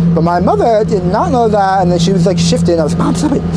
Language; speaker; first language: English; native; English